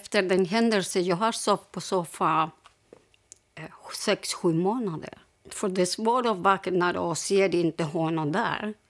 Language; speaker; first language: Swedish; non-native, learner; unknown